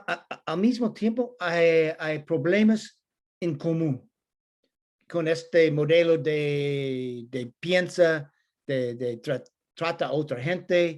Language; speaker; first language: Spanish; non-native, learner; English